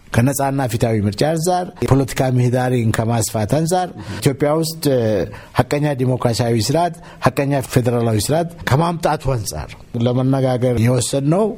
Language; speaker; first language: Amharic; non-native, local second language; Oromo